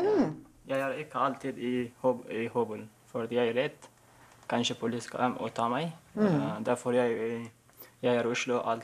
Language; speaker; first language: Norwegian; non-native, learner; Persian